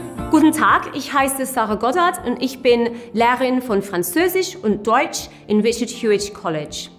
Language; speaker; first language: German; non-native, fluent; English